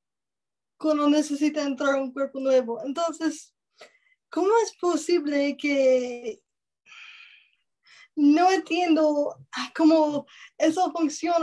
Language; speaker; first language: Spanish; non-native, learner; English